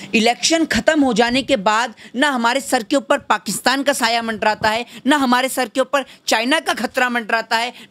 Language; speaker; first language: Hindi; native; Hindi